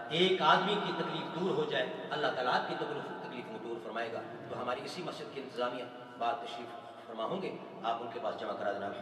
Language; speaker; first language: Urdu; non-native, local second language; Punjabi